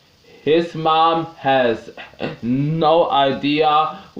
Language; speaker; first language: English; non-native, learner; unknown